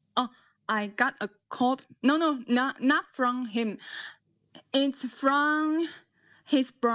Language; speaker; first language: English; non-native, learner; Chinese